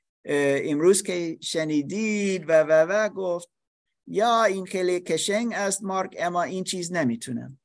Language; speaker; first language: Persian; non-native, learner; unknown